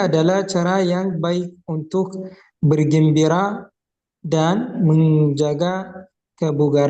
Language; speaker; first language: Indonesian; non-native, learner; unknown